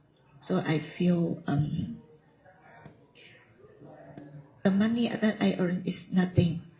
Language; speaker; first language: English; non-native, learner; Vietnamese